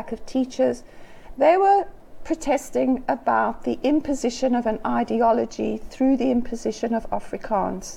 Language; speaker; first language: English; native; English